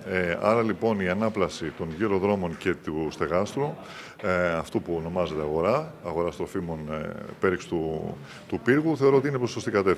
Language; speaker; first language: Greek; native; Greek